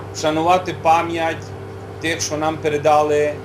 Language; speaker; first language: Ukrainian; early bilingual, heritage; Ukrainian